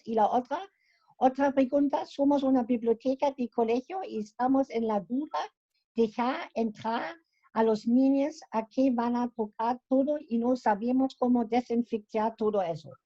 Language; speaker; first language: Spanish; non-native, fluent; German